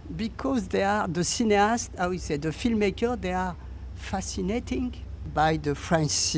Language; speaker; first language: English; non-native, learner; French